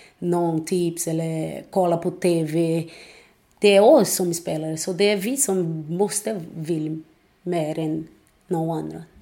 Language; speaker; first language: Swedish; non-native, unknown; Portuguese